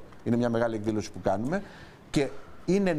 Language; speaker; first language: Greek; native; Greek